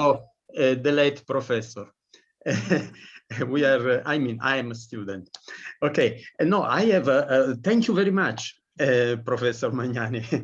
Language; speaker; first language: English; non-native, fluent; Italian